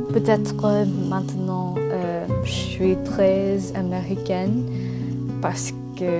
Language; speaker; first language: French; non-native, learner; English